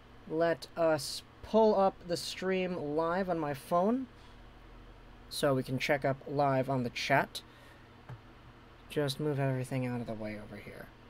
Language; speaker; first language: English; native; English